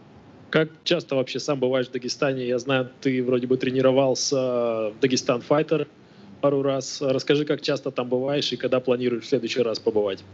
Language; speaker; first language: Russian; native; Russian